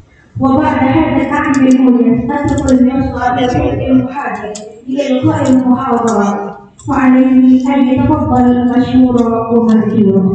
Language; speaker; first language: Arabic; non-native, learner; Indonesian